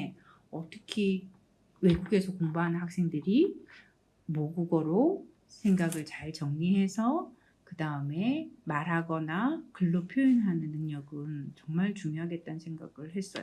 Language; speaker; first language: Korean; native; Korean